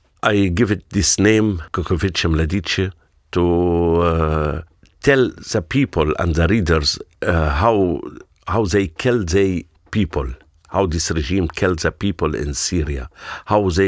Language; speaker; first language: English; non-native, learner; Arabic